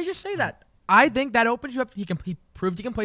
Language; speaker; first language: English; native; English